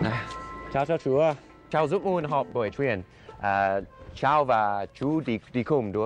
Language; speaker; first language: Vietnamese; non-native, learner; English